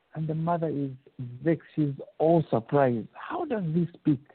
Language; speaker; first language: English; non-native, local second language; Bemba